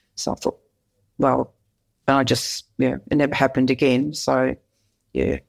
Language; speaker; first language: English; native; English